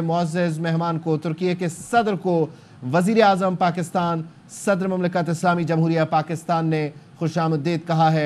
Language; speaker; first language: Urdu; native; Urdu